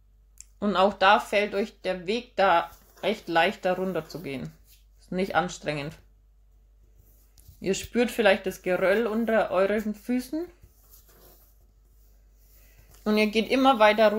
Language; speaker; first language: German; native; German